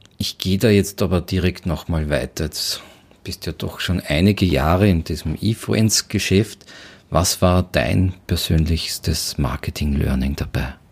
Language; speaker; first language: German; native; German